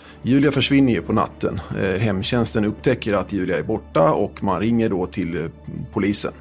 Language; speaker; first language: Swedish; native; Swedish